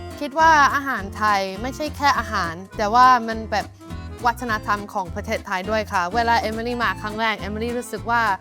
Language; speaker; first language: Thai; non-native, fluent; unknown